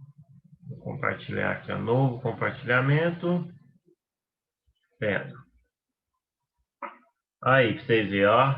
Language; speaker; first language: Portuguese; native; Portuguese